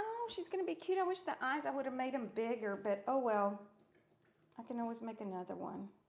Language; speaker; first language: English; early bilingual, other home language; Spanish